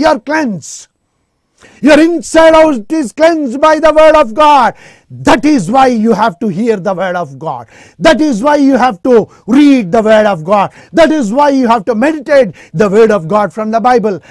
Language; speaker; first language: English; non-native, local second language; Telugu